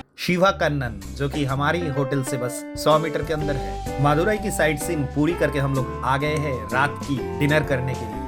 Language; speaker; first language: Hindi; non-native, local second language; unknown